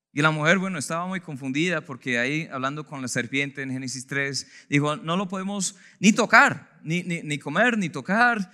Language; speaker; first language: Spanish; non-native, fluent; English